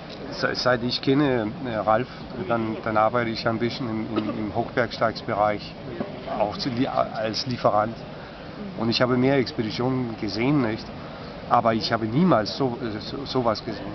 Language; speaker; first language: German; non-native, fluent; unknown